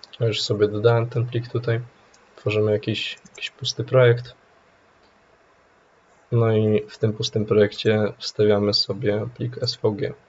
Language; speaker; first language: Polish; native; Polish